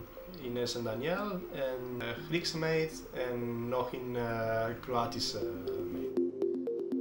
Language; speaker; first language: Dutch; non-native, fluent; Spanish